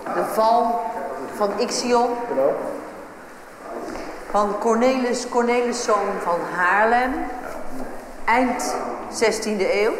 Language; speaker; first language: Dutch; native; Dutch